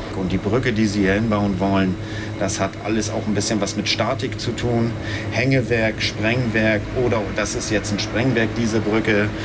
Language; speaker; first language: German; native; German